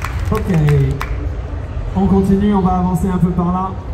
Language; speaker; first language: French; native; French